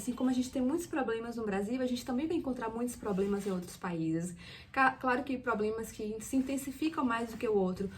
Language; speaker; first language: Portuguese; native; Portuguese